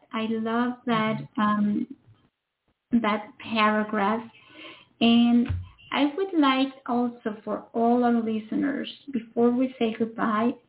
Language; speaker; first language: English; non-native, fluent; Spanish